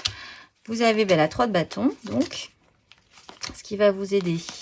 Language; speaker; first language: French; native; French